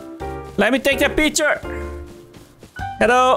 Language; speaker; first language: English; non-native, learner; Portuguese